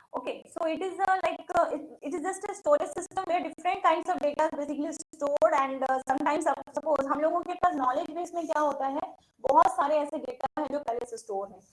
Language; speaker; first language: Hindi; native; Hindi